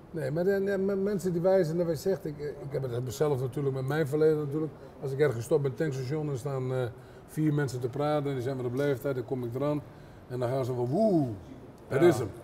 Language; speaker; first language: Dutch; native; Dutch